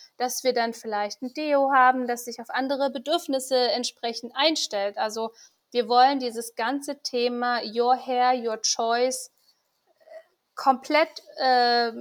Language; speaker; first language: German; early bilingual, other home language; Persian